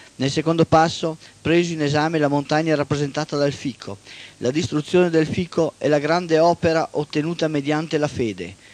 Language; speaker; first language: Italian; native; Italian